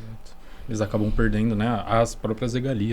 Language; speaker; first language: Portuguese; native; Portuguese